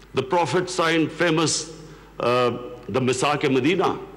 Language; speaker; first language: English; non-native, local second language; Urdu